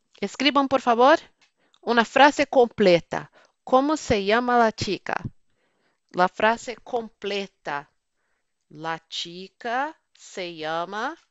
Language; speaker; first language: Spanish; non-native, fluent; Portuguese